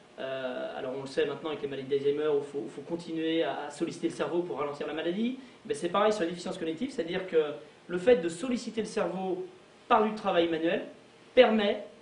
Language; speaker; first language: French; native; French